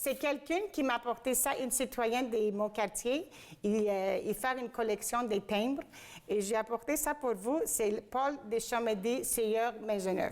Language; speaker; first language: French; non-native, fluent; Greek